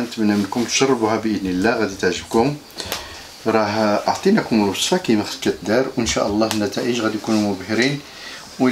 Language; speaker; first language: Arabic; native; Arabic